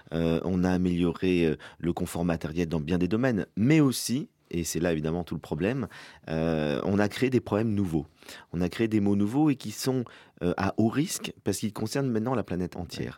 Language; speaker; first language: French; native; French